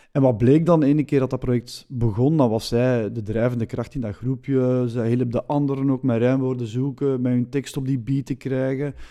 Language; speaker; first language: Dutch; native; Dutch